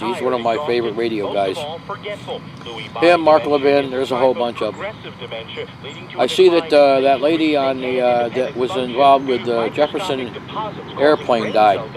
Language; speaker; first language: English; native; English